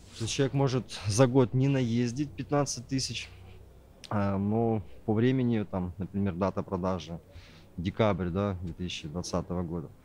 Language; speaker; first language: Russian; native; Russian